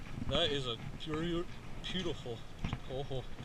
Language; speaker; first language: English; early bilingual, other home language; Polish